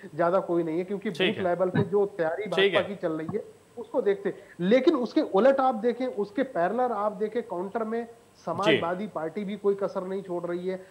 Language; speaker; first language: Hindi; native; Hindi